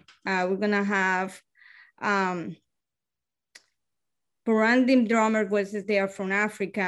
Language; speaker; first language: English; non-native, learner; Spanish